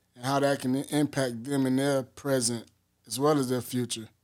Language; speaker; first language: English; native; English